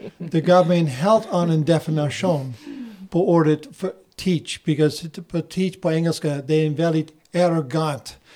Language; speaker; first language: Swedish; non-native, fluent; English